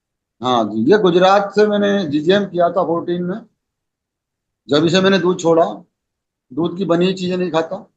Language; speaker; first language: Hindi; native; Hindi